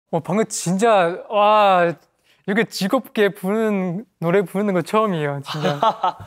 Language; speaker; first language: Korean; non-native, fluent; Chinese